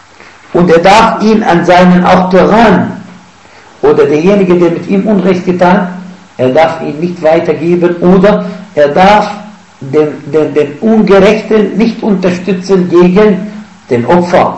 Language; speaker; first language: German; non-native, fluent; Arabic